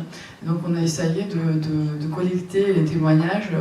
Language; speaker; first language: French; non-native, fluent; Russian